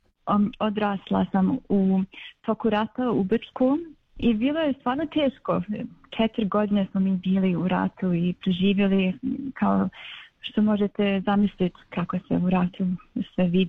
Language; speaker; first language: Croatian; early bilingual, other home language; Bosnian